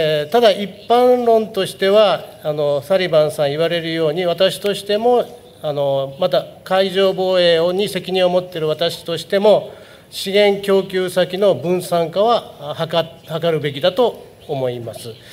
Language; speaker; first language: Japanese; native; Japanese